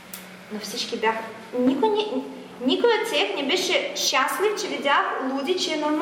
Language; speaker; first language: Bulgarian; non-native, learner; Russian